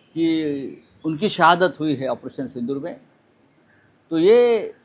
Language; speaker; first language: Hindi; non-native, local second language; Marathi